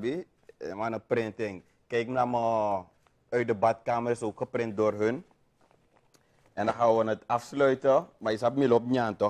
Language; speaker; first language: Dutch; native; Dutch